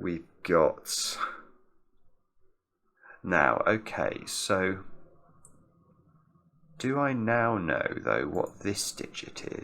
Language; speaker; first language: English; native; English